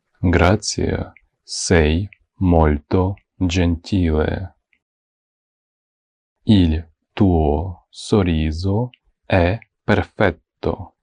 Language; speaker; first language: Italian; non-native, fluent; Ukrainian